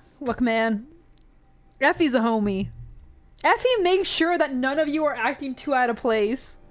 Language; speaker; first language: English; native; English